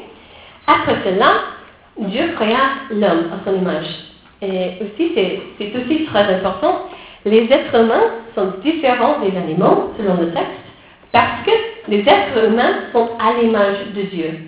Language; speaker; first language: French; non-native, fluent; English